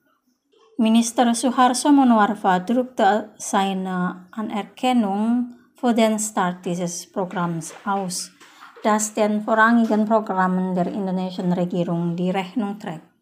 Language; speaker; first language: German; non-native, fluent; Indonesian